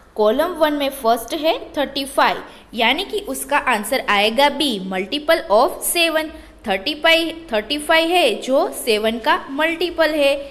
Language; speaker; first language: Hindi; non-native, local second language; Gujarati